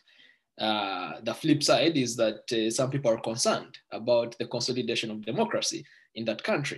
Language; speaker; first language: English; non-native, local second language; Ganda